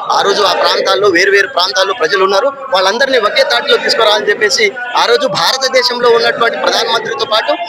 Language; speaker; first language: Telugu; non-native, local second language; Lambadi